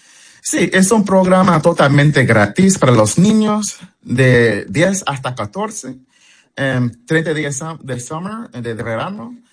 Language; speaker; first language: Spanish; early bilingual, heritage; Spanish